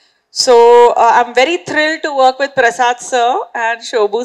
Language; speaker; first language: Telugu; non-native, fluent; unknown